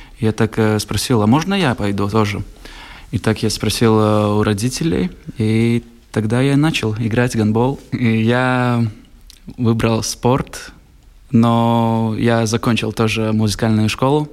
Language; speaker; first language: Russian; non-native, local second language; Latvian